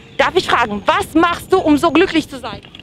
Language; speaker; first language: German; non-native, learner; Dutch